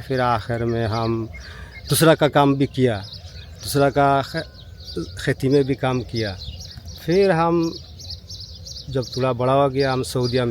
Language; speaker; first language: Hindi; non-native, learner; Bangla